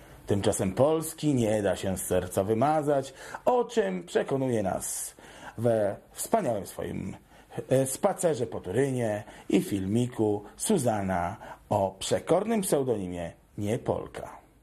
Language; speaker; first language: Polish; native; Polish